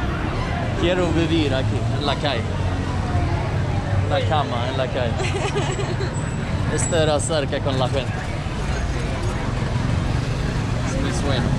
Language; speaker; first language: Spanish; non-native, learner; Swedish